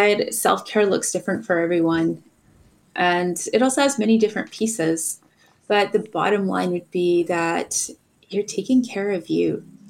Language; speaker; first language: English; native; English